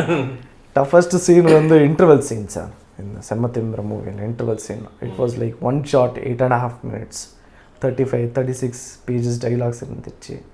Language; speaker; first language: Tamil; non-native, learner; Kannada